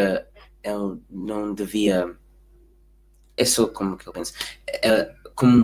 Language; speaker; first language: Portuguese; early bilingual, heritage; Portuguese